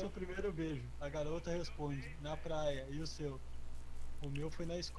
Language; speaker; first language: Portuguese; native; Portuguese